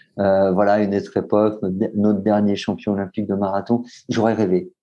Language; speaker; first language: French; native; French